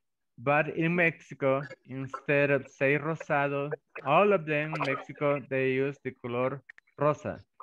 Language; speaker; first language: English; non-native, fluent; Spanish